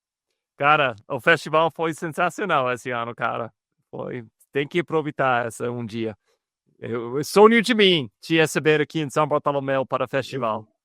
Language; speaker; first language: Portuguese; non-native, fluent; English